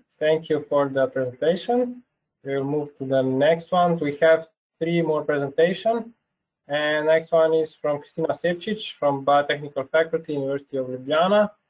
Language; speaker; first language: English; non-native, fluent; Slovenian